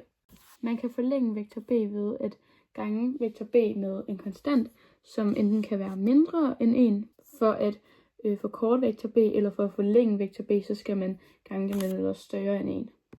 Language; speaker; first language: Danish; native; Danish